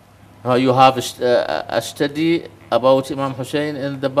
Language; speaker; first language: English; non-native, fluent; Arabic